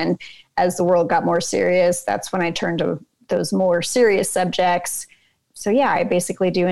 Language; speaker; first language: English; native; English